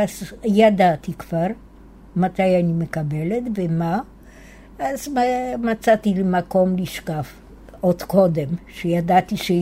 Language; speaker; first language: Hebrew; non-native, fluent; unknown